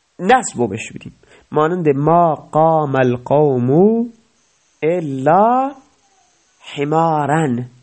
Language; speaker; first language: Persian; non-native, local second language; Baluchi